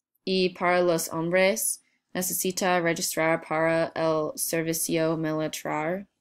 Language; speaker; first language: Spanish; non-native, learner; English